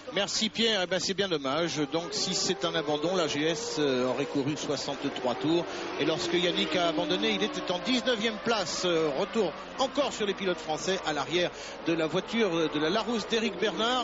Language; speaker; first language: French; native; French